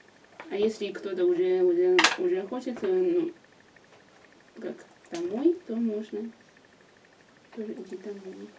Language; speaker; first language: Russian; non-native, learner; Chinese